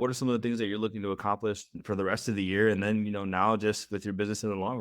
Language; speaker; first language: English; native; English